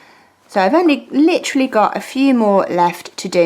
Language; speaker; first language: English; native; English